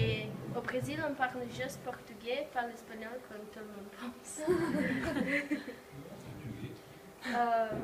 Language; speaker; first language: French; non-native, learner; Portuguese